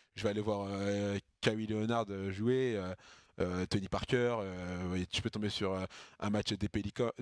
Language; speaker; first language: French; native; French